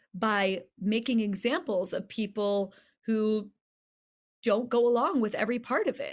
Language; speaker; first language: English; native; English